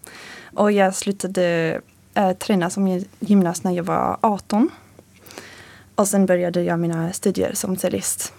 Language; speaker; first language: Swedish; non-native, fluent; French